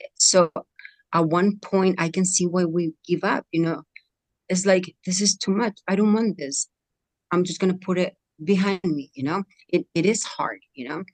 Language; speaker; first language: English; non-native, fluent; Spanish